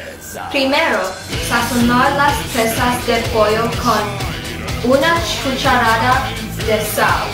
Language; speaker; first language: Spanish; non-native, learner; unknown